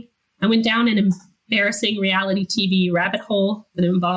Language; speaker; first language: English; native; English